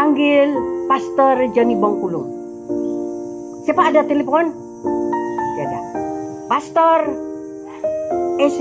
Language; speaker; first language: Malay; non-native, local second language; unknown